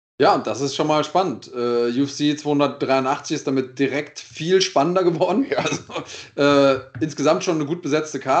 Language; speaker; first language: German; native; German